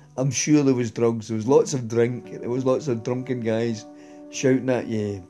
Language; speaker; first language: English; native; English